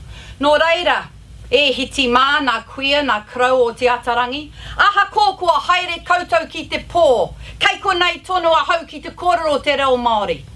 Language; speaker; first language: Māori; non-native, local second language; English